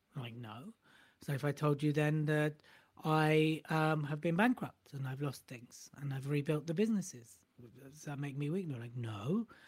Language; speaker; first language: English; native; English